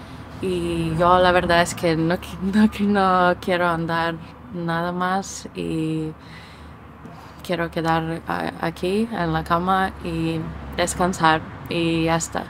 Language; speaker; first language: Spanish; non-native, fluent; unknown